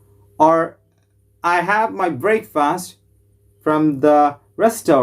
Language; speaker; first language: English; non-native, local second language; Malayalam